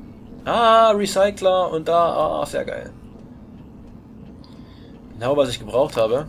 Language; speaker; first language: German; native; German